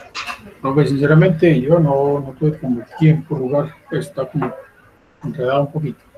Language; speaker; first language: Spanish; native; Spanish